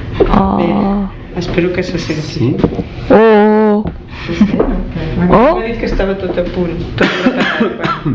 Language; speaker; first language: Catalan; native; Catalan